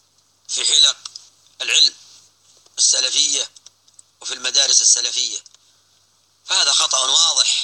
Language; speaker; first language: Arabic; native; Arabic